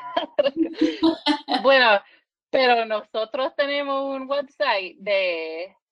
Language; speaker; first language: Spanish; non-native, learner; English